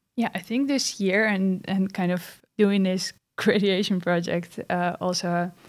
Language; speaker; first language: English; non-native, fluent; Russian